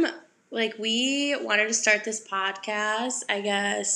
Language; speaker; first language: English; native; English